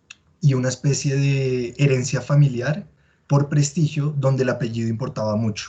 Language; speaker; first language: Spanish; native; Spanish